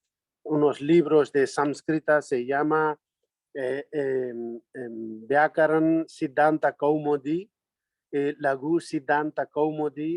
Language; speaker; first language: Spanish; non-native, learner; Nepali